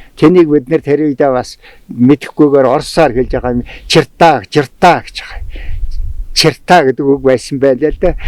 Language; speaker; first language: Mongolian; non-native, local second language; Tuvinian